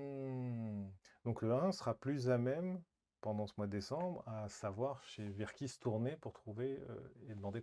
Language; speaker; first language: French; native; French